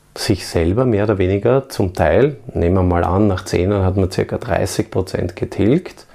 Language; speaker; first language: German; native; German